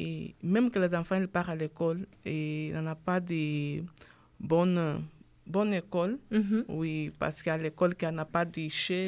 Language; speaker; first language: French; non-native, learner; Portuguese